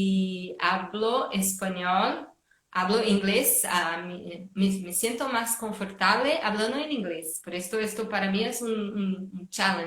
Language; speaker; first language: Spanish; non-native, fluent; Portuguese